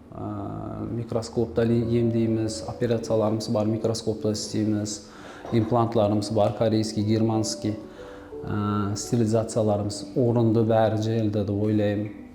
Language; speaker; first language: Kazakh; non-native, local second language; Uzbek